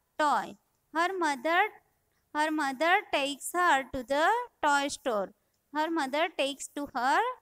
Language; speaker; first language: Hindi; non-native, local second language; Gujarati